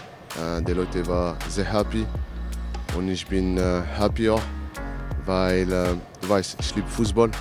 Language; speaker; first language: German; non-native, learner; French